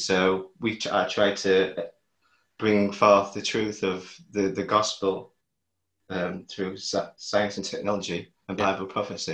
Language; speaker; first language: English; native; English